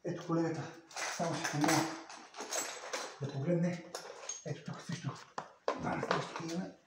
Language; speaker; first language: Bulgarian; native; Bulgarian